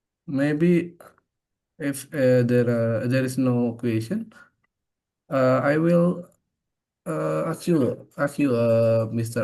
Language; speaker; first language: English; non-native, fluent; Indonesian